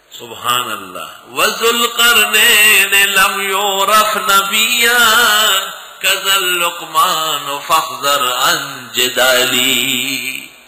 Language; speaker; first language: Urdu; non-native, local second language; Pashto